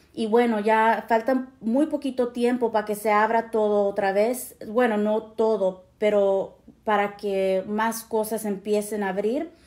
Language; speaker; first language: Spanish; early bilingual, heritage; Spanish